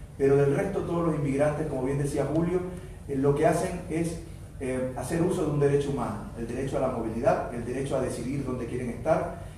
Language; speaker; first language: Spanish; native; Spanish